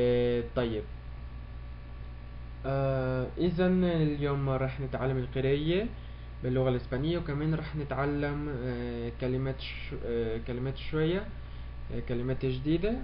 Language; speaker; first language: Arabic; early bilingual, heritage; Arabic